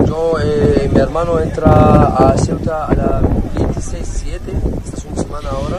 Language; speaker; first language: Spanish; non-native, learner; Arabic